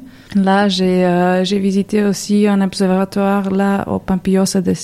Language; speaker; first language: French; non-native, learner; Serbian